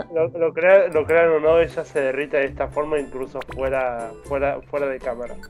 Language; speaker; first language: Spanish; native; Spanish